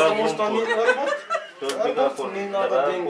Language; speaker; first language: Russian; non-native, learner; Arabic